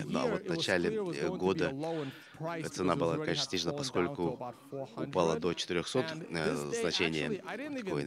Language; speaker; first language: Russian; native; Russian